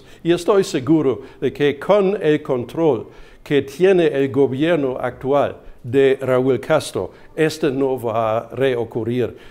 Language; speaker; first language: Spanish; non-native, fluent; German